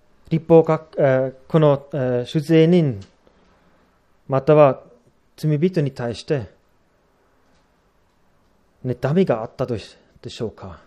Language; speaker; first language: Japanese; non-native, fluent; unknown